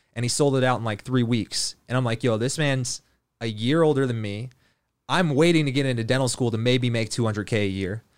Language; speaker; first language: English; native; English